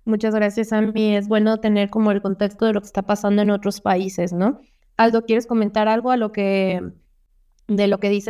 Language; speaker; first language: Spanish; native; Spanish